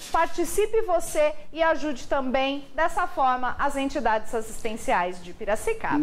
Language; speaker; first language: Portuguese; native; Portuguese